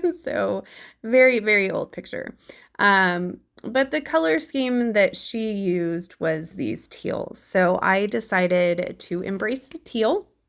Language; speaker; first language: English; native; English